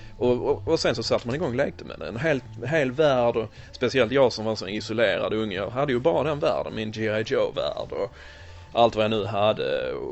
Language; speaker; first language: Swedish; early bilingual, other home language; English